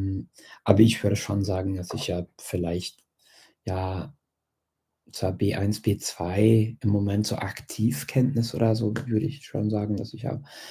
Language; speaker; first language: German; non-native, fluent; English